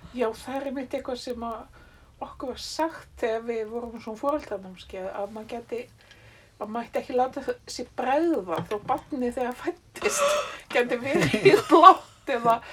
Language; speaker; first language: Icelandic; early bilingual, other home language; French